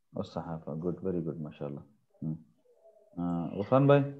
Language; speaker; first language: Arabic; non-native, fluent; Urdu